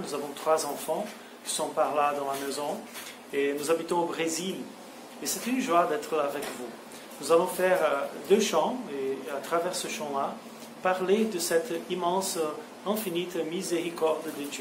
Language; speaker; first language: French; non-native, fluent; Portuguese